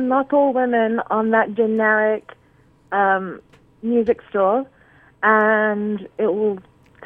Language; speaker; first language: English; native; English